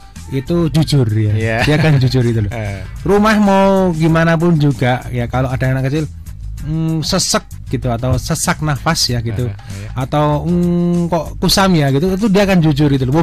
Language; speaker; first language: Indonesian; native; Indonesian